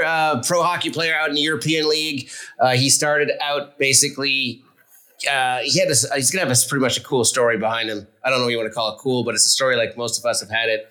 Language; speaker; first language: English; native; English